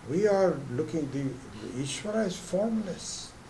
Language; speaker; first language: English; non-native, local second language; Hindi